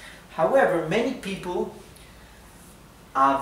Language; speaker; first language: English; non-native, fluent; Spanish